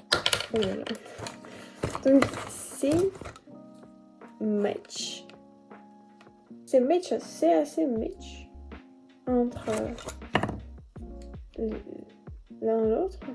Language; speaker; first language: French; non-native, learner; Russian